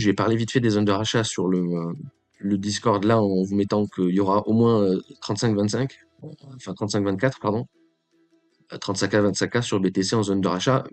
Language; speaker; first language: French; native; French